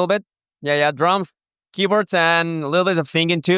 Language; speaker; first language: English; non-native, local second language; Spanish